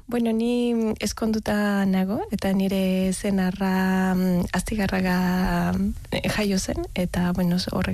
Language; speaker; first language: Basque; non-native, learner; Spanish